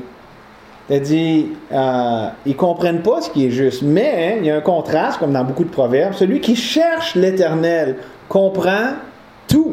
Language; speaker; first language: French; native; French